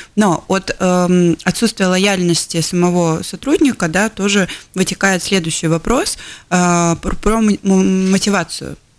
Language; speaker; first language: Russian; native; Russian